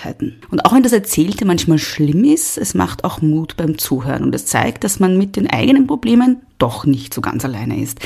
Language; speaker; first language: German; native; German